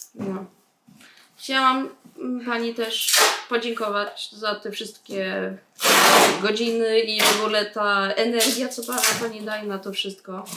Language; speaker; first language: Polish; early bilingual, heritage; Polish